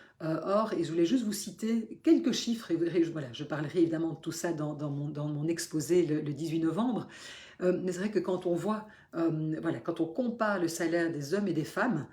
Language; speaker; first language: French; native; French